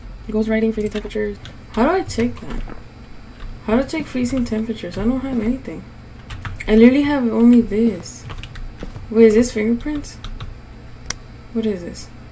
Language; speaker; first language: English; early bilingual, other home language; Spanish